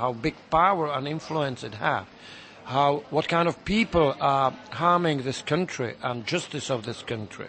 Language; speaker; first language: English; non-native, fluent; Czech